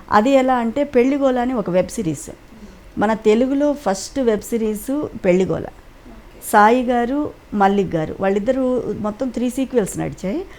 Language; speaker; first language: Telugu; native; Telugu